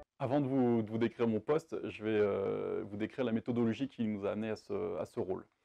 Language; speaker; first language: French; native; French